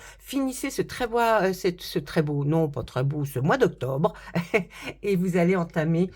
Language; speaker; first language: French; native; French